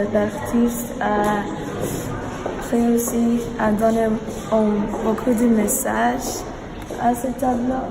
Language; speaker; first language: French; non-native, learner; English